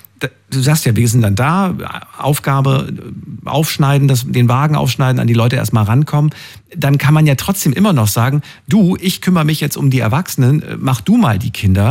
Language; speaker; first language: German; native; German